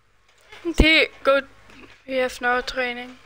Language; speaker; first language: English; non-native, learner; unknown